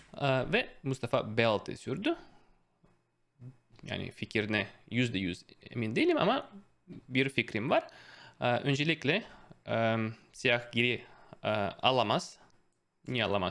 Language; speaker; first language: Turkish; non-native, fluent; Russian